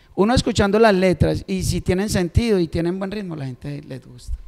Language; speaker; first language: Spanish; native; Spanish